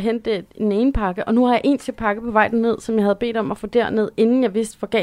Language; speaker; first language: Danish; native; Danish